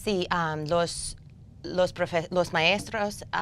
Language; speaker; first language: Spanish; non-native, learner; English